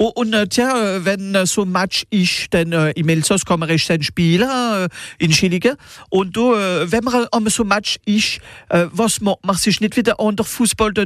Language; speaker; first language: German; non-native, local second language; Swiss German